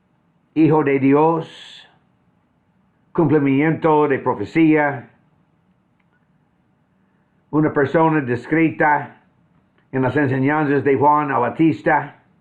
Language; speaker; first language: Spanish; non-native, fluent; English